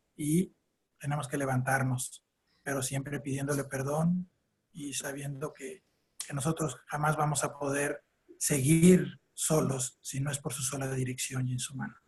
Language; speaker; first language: Spanish; native; Spanish